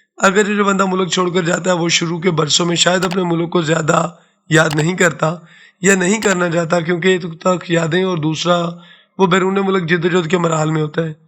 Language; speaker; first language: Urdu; non-native, local second language; Saraiki